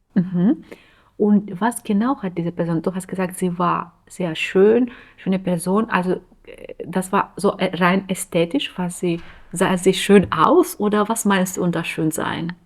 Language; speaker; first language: German; non-native, fluent; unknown